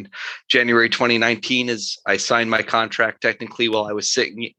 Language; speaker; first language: English; native; English